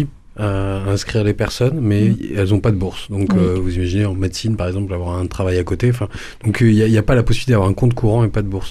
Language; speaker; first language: French; native; French